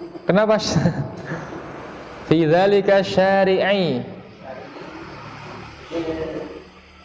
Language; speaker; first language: Arabic; non-native, fluent; Indonesian